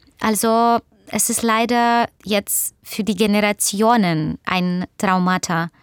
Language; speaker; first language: German; non-native, fluent; Russian